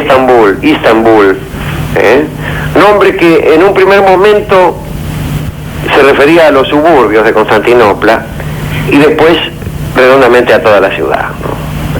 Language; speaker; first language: Spanish; native; Spanish